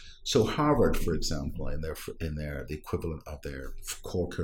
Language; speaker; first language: English; non-native, local second language; Welsh